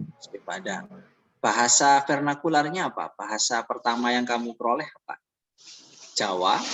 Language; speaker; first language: Indonesian; non-native, local second language; Javanese